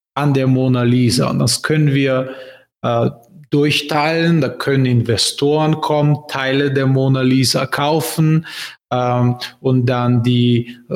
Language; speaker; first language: German; non-native, fluent; Bulgarian